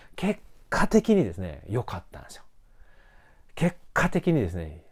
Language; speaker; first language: Japanese; native; Japanese